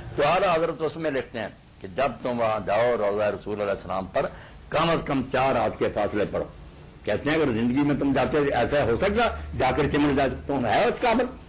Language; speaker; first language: Urdu; non-native, local second language; Punjabi